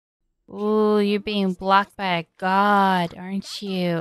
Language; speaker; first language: English; native; English